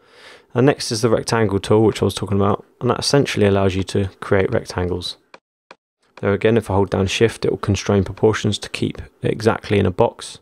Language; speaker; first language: English; native; English